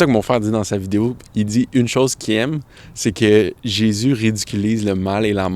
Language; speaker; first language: French; native; French